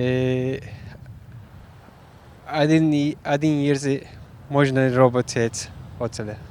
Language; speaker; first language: Russian; non-native, learner; Turkish